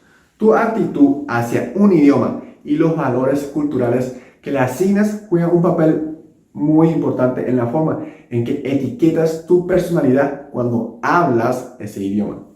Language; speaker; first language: Spanish; non-native, local second language; Japanese